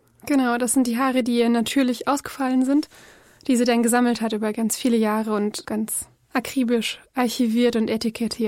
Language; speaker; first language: German; native; German